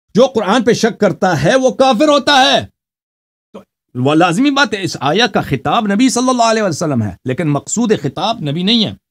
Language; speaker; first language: Urdu; non-native, fluent; Persian